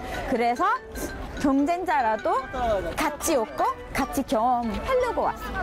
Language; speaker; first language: Korean; non-native, learner; Uzbek